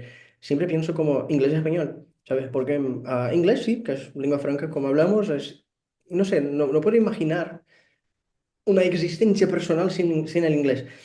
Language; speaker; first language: Spanish; non-native, fluent; Portuguese